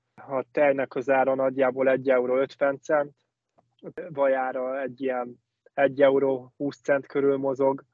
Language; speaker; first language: Hungarian; native; Hungarian